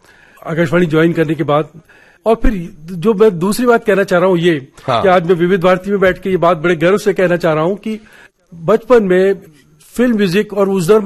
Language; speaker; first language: Hindi; native; Hindi